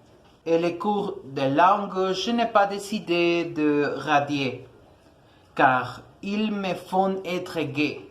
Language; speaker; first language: French; non-native, learner; Spanish